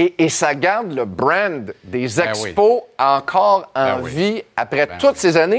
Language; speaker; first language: French; native; French